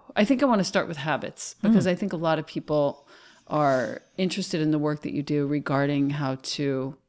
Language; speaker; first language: English; native; English